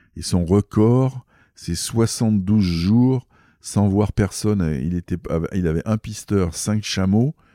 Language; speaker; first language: French; native; French